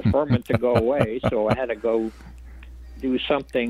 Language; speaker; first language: English; native; English